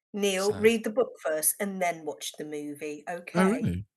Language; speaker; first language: English; native; English